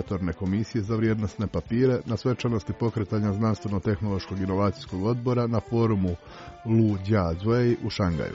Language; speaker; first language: Croatian; non-native, fluent; Chinese